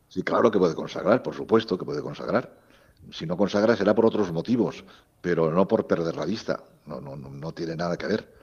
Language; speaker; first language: Spanish; native; Spanish